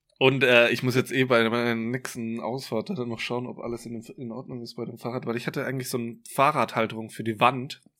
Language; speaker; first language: German; native; German